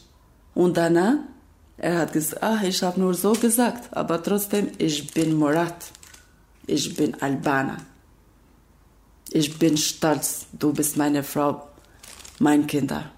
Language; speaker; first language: German; non-native, learner; Albanian